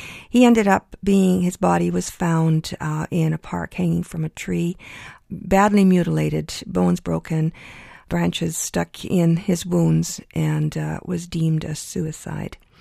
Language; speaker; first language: English; early bilingual, other home language; Ukrainian